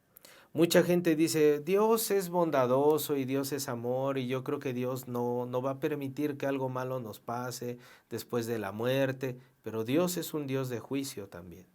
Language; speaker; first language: Spanish; native; Spanish